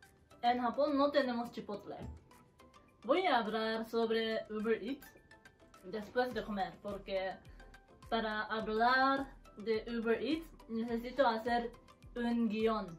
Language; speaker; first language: Spanish; non-native, learner; Japanese